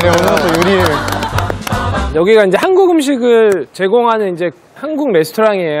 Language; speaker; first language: Korean; native; Korean